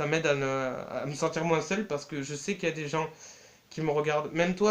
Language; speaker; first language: French; native; French